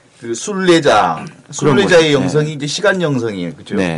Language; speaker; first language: Korean; native; Korean